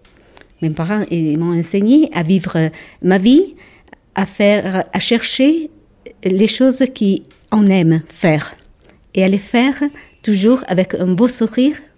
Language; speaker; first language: French; non-native, local second language; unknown